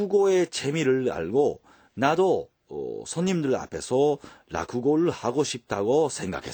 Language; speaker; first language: Korean; non-native, fluent; Japanese